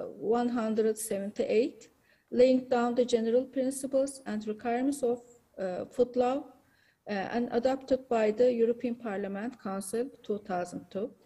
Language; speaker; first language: English; non-native, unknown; Turkish